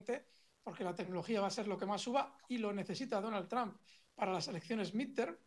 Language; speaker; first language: Spanish; native; Spanish